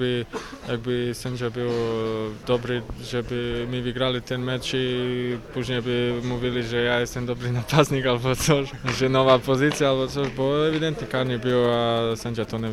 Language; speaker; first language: Polish; non-native, fluent; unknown